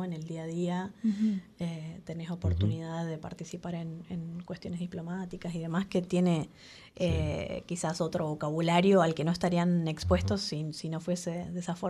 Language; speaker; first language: Spanish; native; Spanish